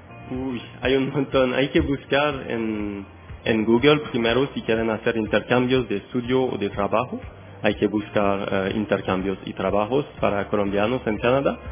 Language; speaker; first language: Spanish; non-native, fluent; French